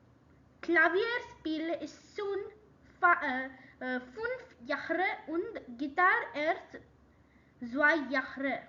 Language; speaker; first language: German; non-native, learner; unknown